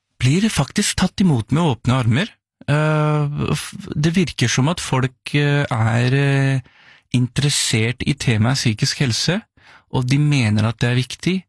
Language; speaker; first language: Norwegian; early bilingual, other home language; Urdu